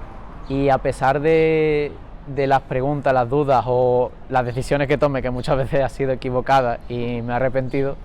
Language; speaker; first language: Spanish; early bilingual, other home language; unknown